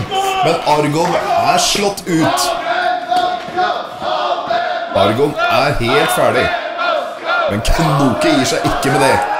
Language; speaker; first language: Norwegian; native; Norwegian